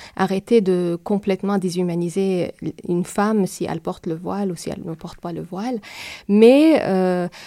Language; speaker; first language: French; non-native, fluent; Arabic